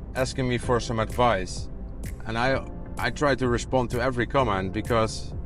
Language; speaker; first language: English; non-native, fluent; Dutch